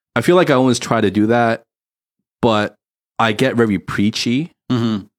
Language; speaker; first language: English; native; English